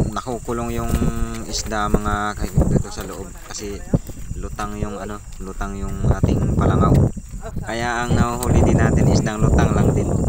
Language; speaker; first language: Filipino; non-native, local second language; Masbatenyo